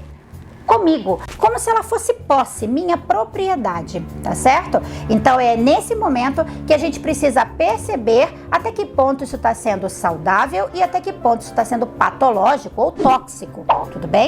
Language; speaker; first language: Portuguese; native; Portuguese